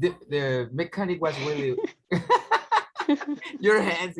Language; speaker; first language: English; non-native, learner; Spanish